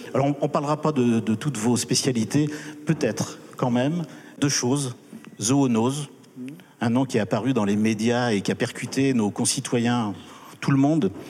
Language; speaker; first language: French; native; French